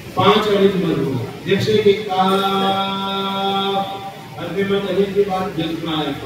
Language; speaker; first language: Urdu; native; Urdu